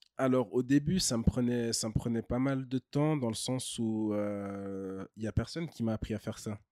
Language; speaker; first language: French; early bilingual, other home language; Kinyarwanda